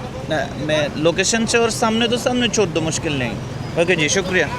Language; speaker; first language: Hindi; non-native, learner; Bangla